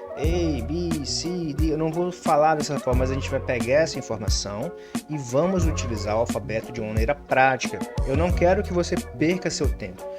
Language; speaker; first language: Portuguese; native; Portuguese